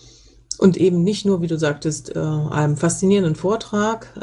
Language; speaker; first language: German; native; German